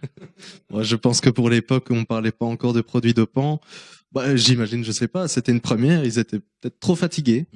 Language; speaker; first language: French; native; French